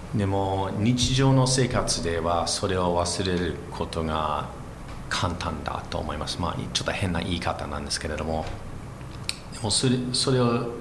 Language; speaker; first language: Japanese; non-native, fluent; English